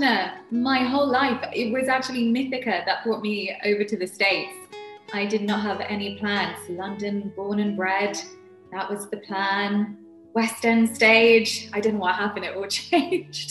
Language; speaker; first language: English; native; English